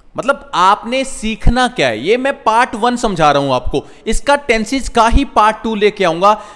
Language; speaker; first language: Hindi; non-native, local second language; Punjabi